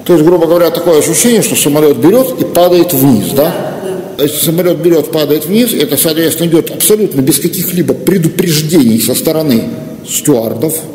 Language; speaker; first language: Russian; native; Russian